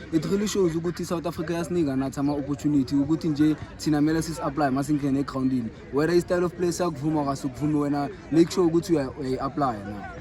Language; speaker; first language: Zulu; non-native, local second language; Southern Sotho